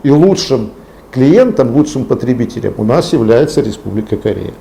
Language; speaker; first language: Russian; native; Russian